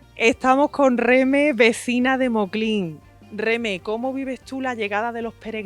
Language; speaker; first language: Spanish; native; Spanish